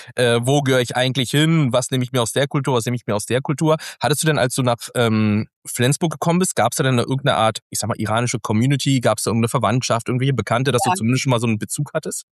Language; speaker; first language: German; early bilingual, other home language; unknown